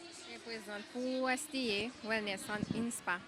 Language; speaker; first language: French; non-native, learner; Seselwa Creole French